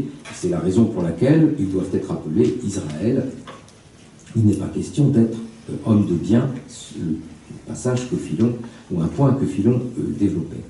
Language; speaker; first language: French; native; French